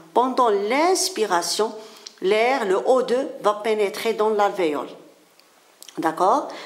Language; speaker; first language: French; non-native, local second language; Arabic